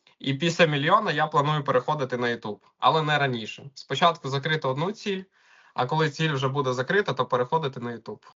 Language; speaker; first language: Ukrainian; non-native, local second language; Russian